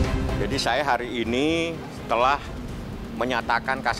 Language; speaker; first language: Indonesian; native; Indonesian